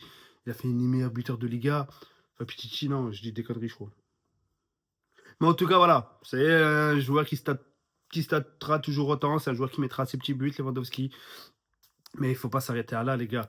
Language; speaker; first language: French; native; French